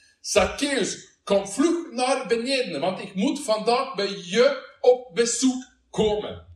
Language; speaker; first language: Dutch; non-native, learner; Norwegian